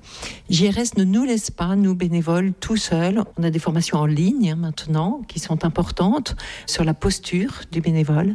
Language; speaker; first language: French; native; French